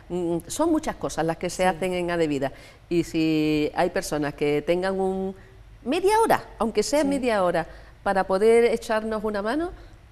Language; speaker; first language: Spanish; native; Spanish